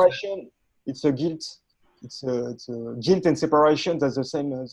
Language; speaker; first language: English; non-native, learner; French